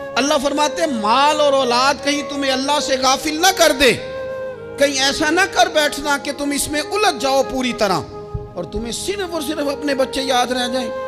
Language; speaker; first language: Urdu; non-native, local second language; Punjabi